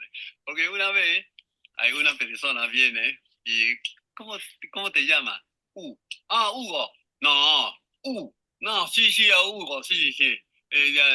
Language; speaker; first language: Spanish; non-native, learner; Chinese